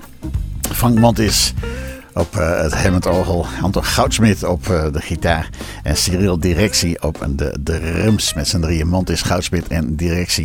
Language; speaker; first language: Dutch; native; Dutch